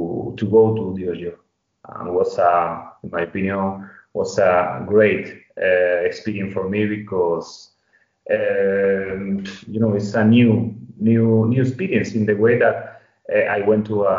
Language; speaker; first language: English; non-native, fluent; Spanish